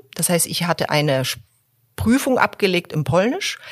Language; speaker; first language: German; early bilingual, other home language; Polish